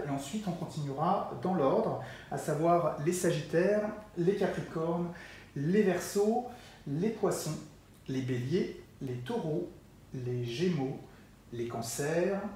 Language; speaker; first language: French; native; French